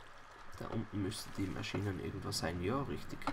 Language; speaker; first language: German; native; German